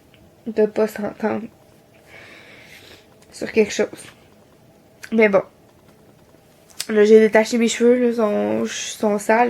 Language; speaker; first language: French; native; French